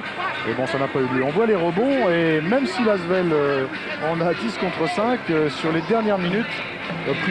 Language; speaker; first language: French; native; French